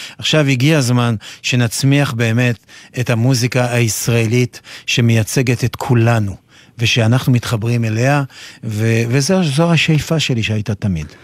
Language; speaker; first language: Hebrew; non-native, fluent; French